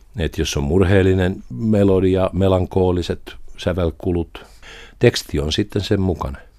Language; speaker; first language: Finnish; native; Finnish